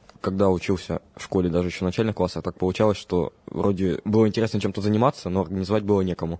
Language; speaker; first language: Russian; native; Russian